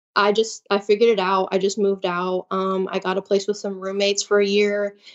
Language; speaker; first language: English; native; English